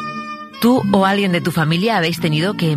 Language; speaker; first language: Spanish; native; Spanish